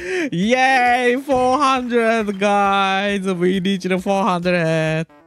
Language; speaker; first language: English; non-native, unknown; Japanese